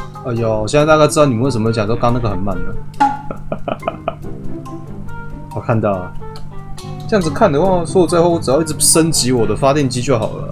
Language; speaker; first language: Chinese; native; Chinese